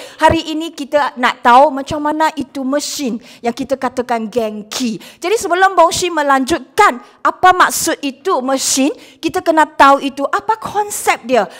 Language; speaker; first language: Malay; non-native, local second language; Chinese